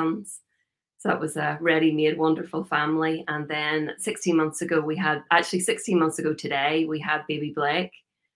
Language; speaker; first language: English; native; English